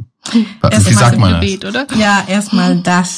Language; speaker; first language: German; non-native, fluent; Spanish